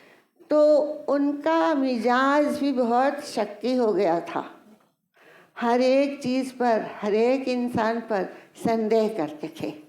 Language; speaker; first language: Hindi; native; Hindi